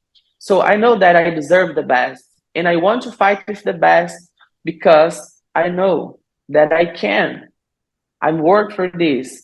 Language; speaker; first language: English; non-native, learner; Portuguese